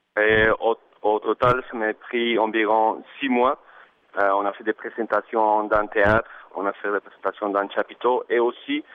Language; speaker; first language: French; non-native, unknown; Spanish